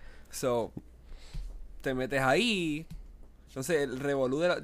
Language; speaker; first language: Spanish; early bilingual, heritage; Spanish